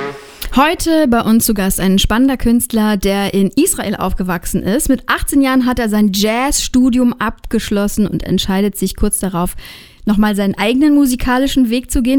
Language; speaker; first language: German; native; German